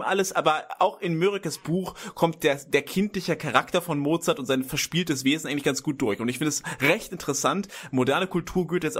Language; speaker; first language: German; native; German